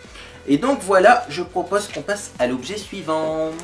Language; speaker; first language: French; native; French